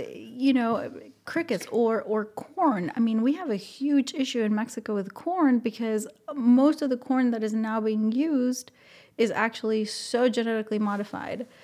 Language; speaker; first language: English; non-native, fluent; Spanish